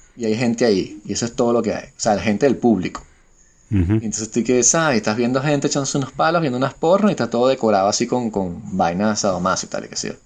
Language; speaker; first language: Spanish; native; Spanish